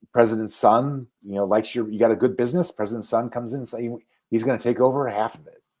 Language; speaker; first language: English; native; English